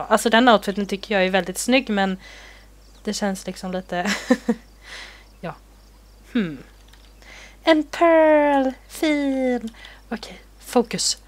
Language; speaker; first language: Swedish; native; Swedish